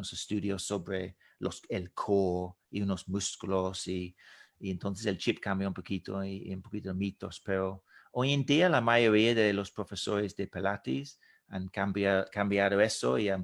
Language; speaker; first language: Spanish; non-native, fluent; English